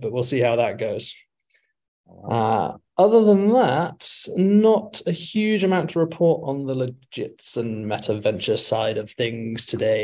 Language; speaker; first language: English; native; English